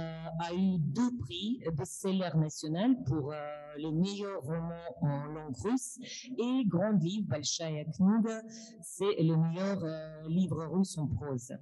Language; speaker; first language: French; non-native, fluent; Russian